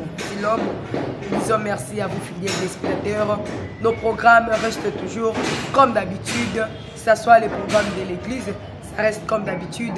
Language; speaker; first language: French; non-native, local second language; Lingala